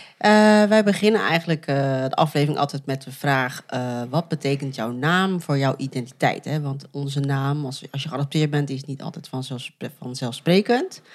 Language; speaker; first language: Dutch; native; Dutch